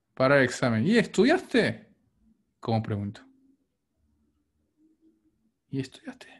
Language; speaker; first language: Spanish; non-native, fluent; Korean